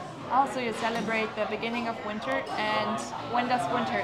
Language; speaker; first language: English; non-native, fluent; German